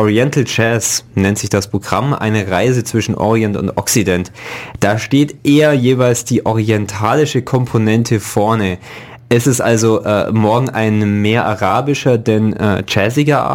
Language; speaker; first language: German; native; German